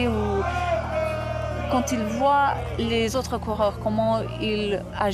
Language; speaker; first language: French; non-native, fluent; Slovenian